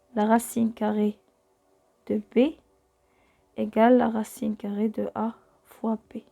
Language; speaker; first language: French; non-native, local second language; Arabic